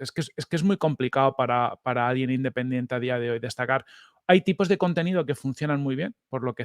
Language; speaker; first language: Spanish; native; Spanish